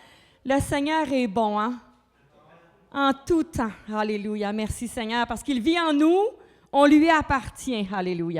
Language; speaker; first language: French; native; French